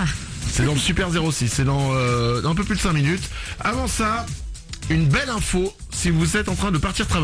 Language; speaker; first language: French; native; French